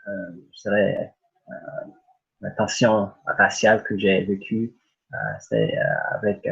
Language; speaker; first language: French; early bilingual, other home language; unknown